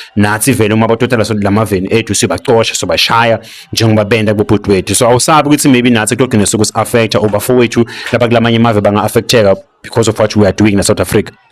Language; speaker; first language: Zulu; non-native, local second language; Swati